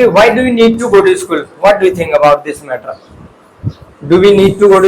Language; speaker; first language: English; non-native, fluent; Hindi